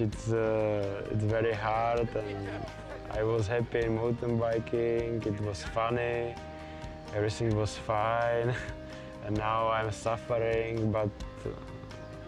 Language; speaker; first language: English; non-native, learner; Czech